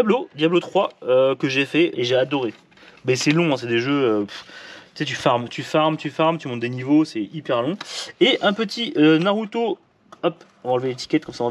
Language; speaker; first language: French; native; French